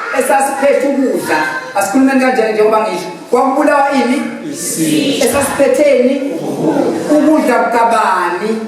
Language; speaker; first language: Zulu; native; Zulu